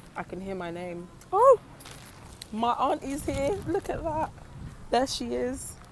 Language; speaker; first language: English; native; English